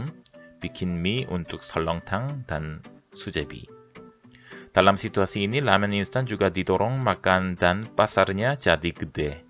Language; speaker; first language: Indonesian; non-native, fluent; Korean